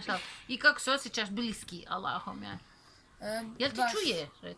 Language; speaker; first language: Bosnian; native; Bosnian